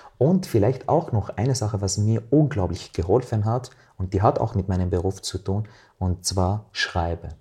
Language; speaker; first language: German; non-native, fluent; Arabic